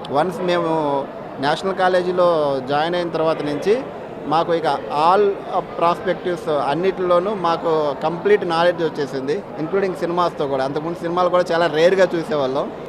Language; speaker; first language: Telugu; native; Telugu